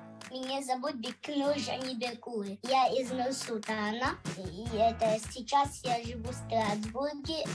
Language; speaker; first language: Russian; non-native, local second language; Kazakh